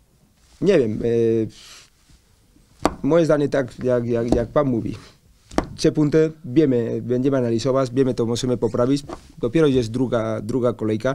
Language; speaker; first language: Polish; non-native, learner; Spanish